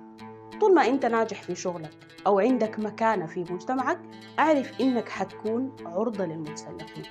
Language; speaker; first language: Arabic; native; Arabic